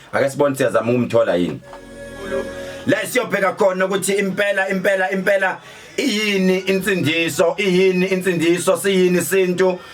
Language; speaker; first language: Zulu; native; Zulu